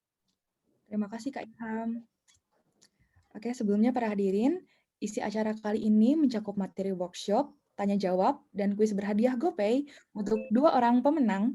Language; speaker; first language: Indonesian; native; Indonesian